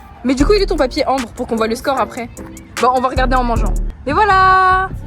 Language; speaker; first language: French; native; French